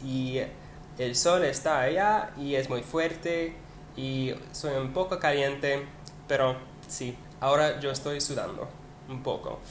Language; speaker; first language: Spanish; non-native, learner; English